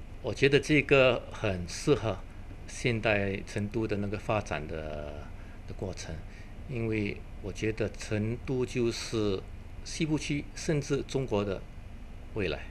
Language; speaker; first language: Chinese; native; Chinese